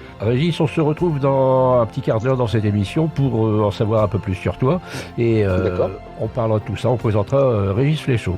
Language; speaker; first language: French; native; French